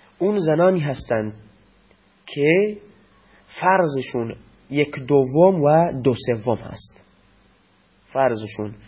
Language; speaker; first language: Persian; non-native, local second language; Baluchi